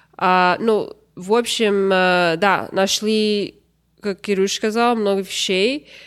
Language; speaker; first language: Russian; early bilingual, heritage; Russian